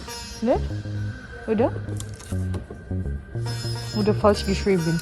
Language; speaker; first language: German; non-native, learner; Filipino